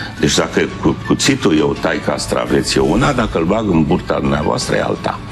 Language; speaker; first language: Romanian; native; Romanian